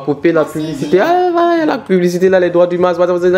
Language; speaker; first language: French; native; French